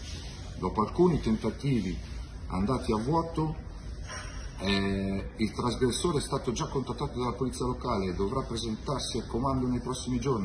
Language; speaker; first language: Italian; native; Italian